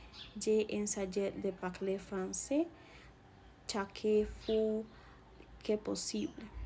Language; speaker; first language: French; non-native, learner; Spanish